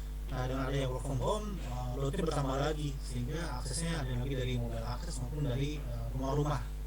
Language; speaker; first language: Indonesian; native; Indonesian